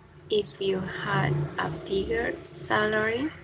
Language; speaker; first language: English; non-native, learner; Spanish